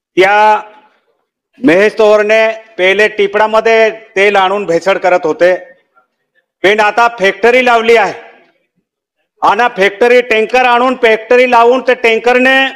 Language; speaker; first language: Marathi; non-native, local second language; Bhili